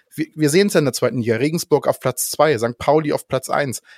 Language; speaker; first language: German; non-native, fluent; Danish